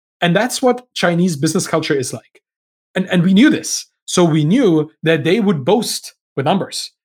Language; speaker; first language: English; non-native, fluent; German